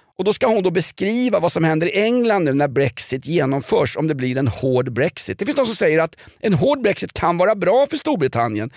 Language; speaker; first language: Swedish; native; Swedish